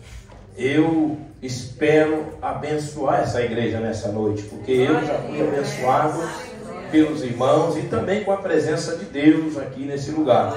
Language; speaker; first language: Portuguese; native; Portuguese